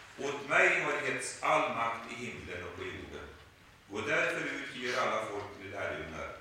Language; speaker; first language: Swedish; native; Swedish